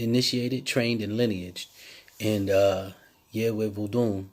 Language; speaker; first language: English; native; English